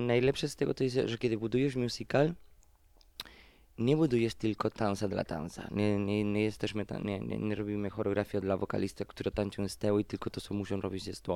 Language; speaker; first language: Polish; non-native, fluent; Spanish